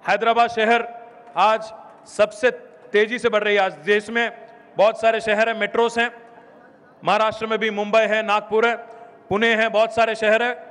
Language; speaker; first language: Hindi; non-native, local second language; Telugu